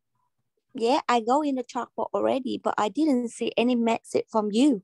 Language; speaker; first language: English; non-native, learner; Vietnamese